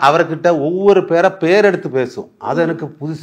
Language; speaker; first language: Tamil; non-native, learner; Malayalam